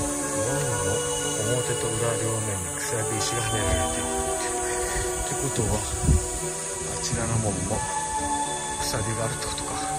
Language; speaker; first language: Japanese; native; Japanese